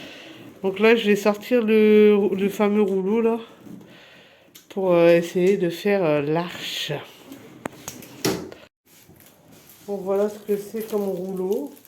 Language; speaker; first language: French; native; French